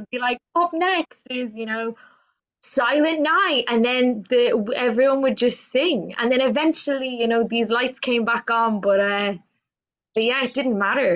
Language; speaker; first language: English; native; English